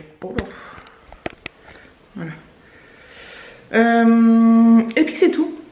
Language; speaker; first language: French; native; French